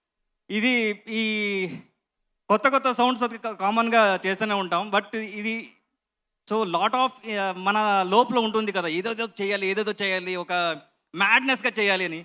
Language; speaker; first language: Telugu; non-native, learner; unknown